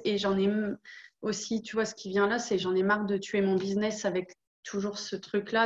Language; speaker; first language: French; native; French